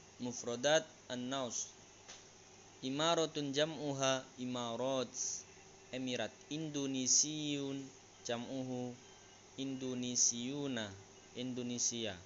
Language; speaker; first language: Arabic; non-native, learner; Indonesian